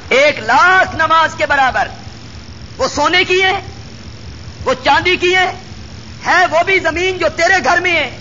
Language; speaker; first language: Urdu; non-native, local second language; Punjabi